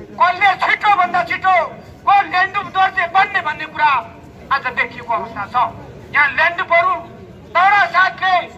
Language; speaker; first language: Nepali; native; Nepali